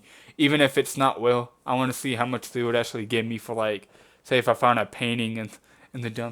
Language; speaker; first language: English; native; English